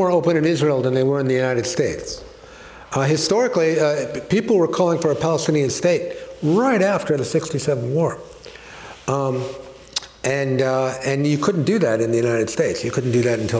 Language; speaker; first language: English; native; English